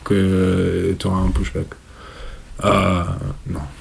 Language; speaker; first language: French; non-native, fluent; Italian